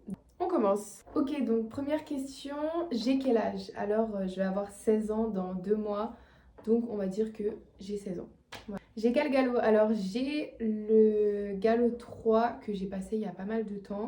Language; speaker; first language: French; native; French